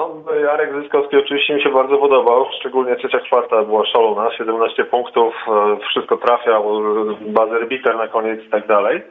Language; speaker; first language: Polish; native; Polish